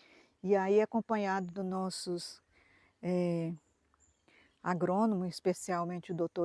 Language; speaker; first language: Portuguese; native; Portuguese